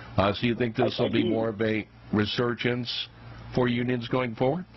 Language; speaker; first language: English; native; English